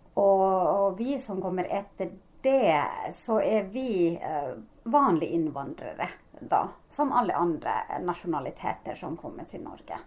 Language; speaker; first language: Norwegian; non-native, fluent; Finnish